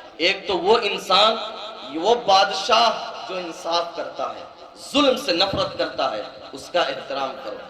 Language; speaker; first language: Urdu; native; Urdu